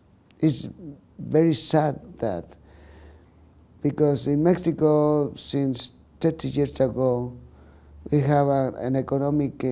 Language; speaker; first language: English; non-native, learner; Spanish